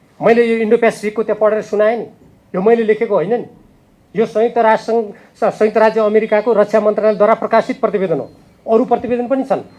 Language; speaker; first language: Nepali; native; Nepali